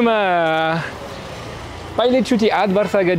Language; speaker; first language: Nepali; non-native, learner; French